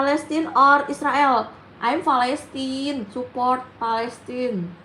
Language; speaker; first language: English; non-native, learner; Indonesian